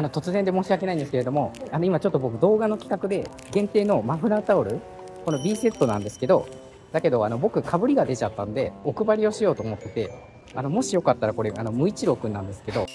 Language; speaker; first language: Japanese; native; Japanese